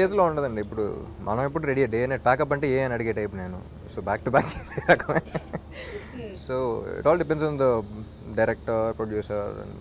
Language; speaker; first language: Telugu; native; Telugu